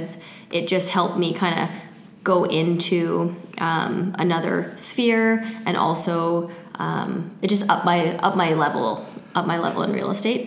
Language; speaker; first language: English; native; English